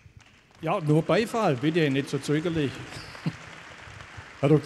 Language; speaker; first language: German; native; German